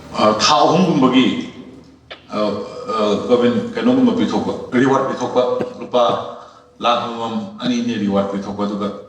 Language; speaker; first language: Manipuri; native; Manipuri